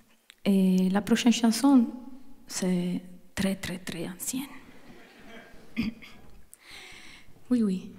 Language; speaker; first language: French; non-native, learner; Italian